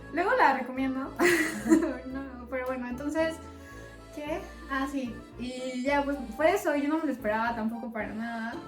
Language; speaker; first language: Spanish; native; Spanish